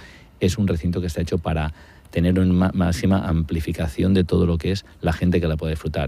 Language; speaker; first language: Spanish; native; Spanish